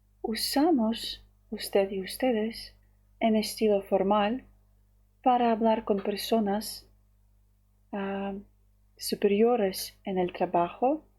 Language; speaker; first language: Spanish; non-native, fluent; Ukrainian